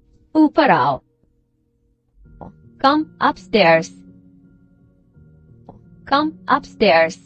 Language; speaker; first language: English; non-native, fluent; Urdu